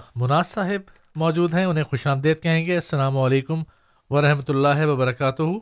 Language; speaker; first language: Urdu; native; Urdu